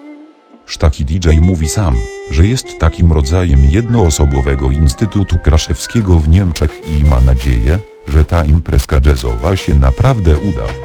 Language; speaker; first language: Polish; native; Polish